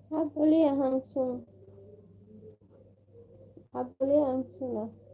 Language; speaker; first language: Hindi; non-native, learner; Bangla